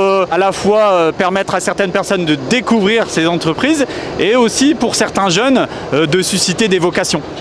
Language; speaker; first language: French; native; French